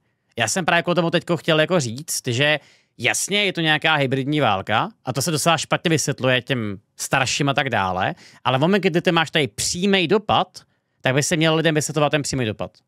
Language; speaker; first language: Czech; native; Czech